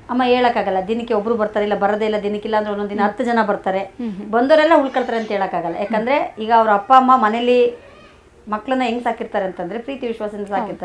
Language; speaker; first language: Kannada; native; Kannada